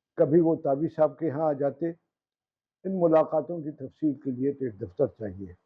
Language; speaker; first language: Urdu; native; Urdu